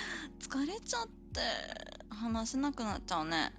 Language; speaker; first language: Japanese; non-native, learner; English